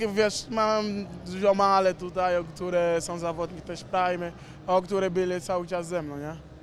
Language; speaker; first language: Polish; non-native, learner; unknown